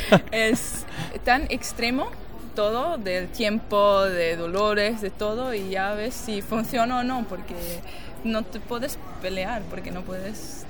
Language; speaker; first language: Spanish; non-native, fluent; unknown